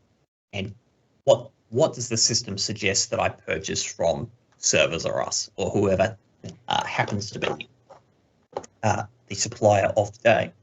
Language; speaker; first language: English; native; English